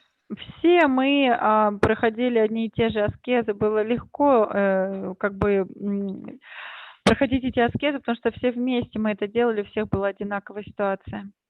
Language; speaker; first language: Russian; native; Russian